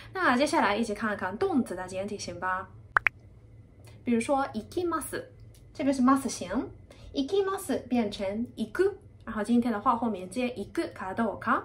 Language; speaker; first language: Chinese; non-native, fluent; Japanese